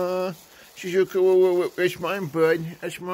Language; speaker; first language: English; native; English